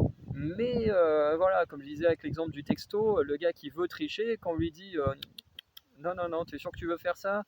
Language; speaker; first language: French; native; French